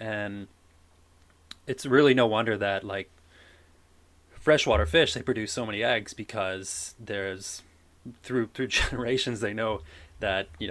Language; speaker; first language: English; native; English